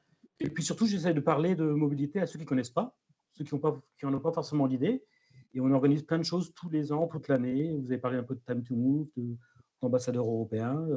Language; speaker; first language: French; native; French